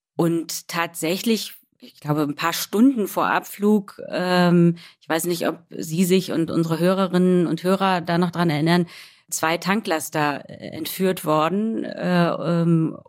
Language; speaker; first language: German; native; German